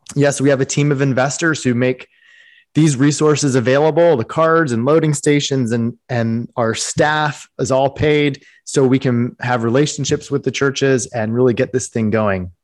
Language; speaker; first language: English; native; English